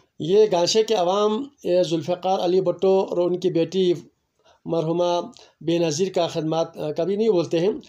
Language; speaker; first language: Urdu; non-native, local second language; Balti